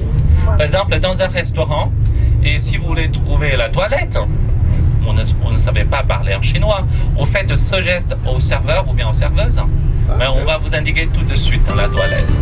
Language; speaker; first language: French; non-native, fluent; Chinese